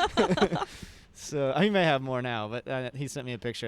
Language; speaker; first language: English; native; English